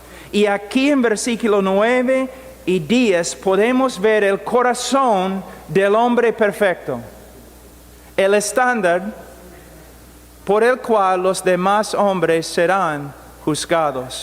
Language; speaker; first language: Spanish; non-native, fluent; English